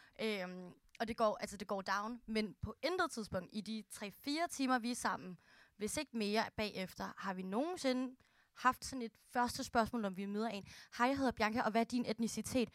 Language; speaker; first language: Danish; early bilingual, other home language; Filipino